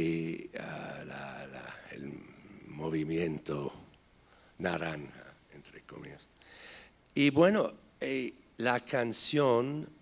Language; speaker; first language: Spanish; non-native, fluent; English